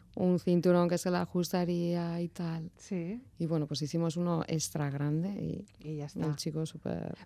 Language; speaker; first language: Spanish; native; Spanish